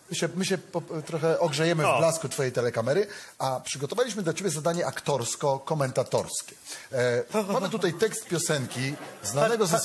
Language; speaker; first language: Polish; native; Polish